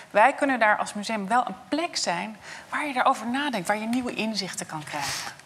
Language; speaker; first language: Dutch; non-native, fluent; English